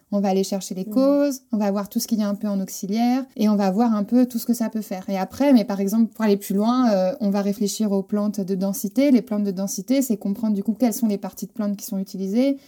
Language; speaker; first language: French; non-native, fluent; Spanish